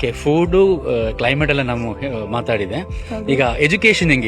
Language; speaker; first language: Kannada; non-native, learner; Malayalam